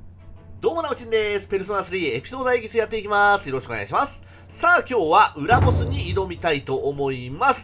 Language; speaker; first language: Japanese; native; Japanese